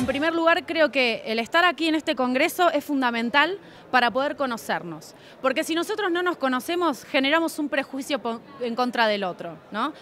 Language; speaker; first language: Spanish; native; Spanish